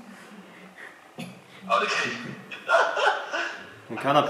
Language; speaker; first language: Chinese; non-native, learner; Korean